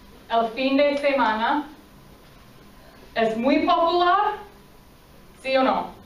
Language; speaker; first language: Spanish; non-native, fluent; English